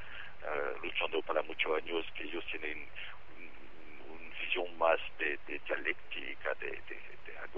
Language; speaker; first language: Spanish; non-native, fluent; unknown